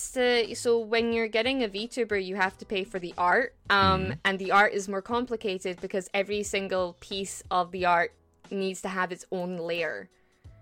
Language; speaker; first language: English; native; English